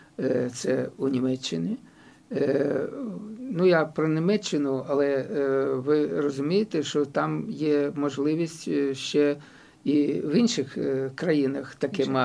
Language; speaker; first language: Ukrainian; non-native, local second language; Russian